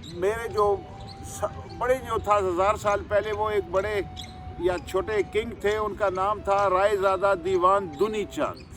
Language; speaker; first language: Urdu; non-native, local second language; Pahari-Potwari